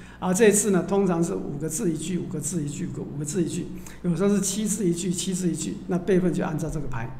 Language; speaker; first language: Chinese; native; Chinese